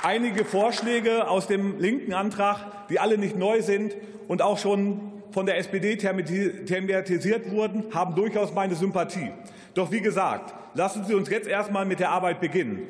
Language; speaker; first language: German; native; German